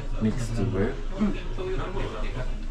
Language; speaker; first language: English; non-native, learner; Japanese